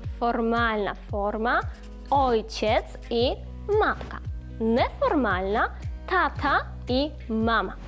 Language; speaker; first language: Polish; non-native, learner; Ukrainian